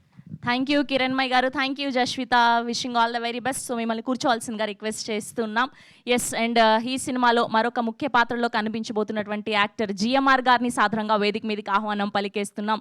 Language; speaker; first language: Telugu; native; Telugu